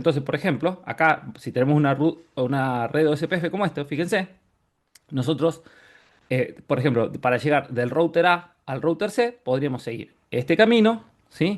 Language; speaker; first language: Spanish; native; Spanish